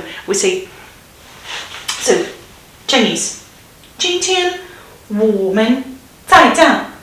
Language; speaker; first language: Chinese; non-native, learner; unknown